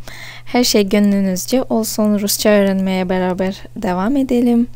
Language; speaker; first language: Turkish; non-native, fluent; Russian